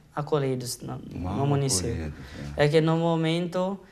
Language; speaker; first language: Portuguese; non-native, fluent; Haitian Creole